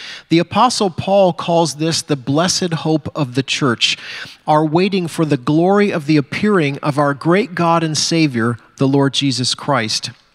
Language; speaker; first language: English; native; English